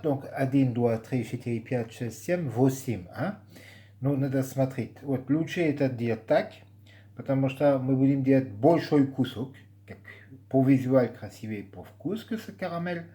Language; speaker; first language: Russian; non-native, learner; French